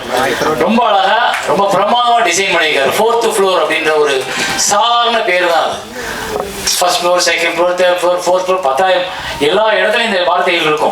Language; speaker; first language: Tamil; native; Tamil